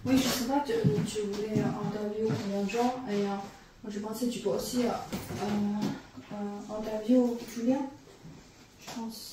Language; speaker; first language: French; non-native, fluent; Chinese